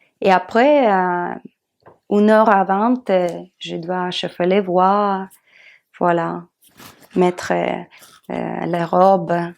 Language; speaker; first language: French; non-native, learner; Russian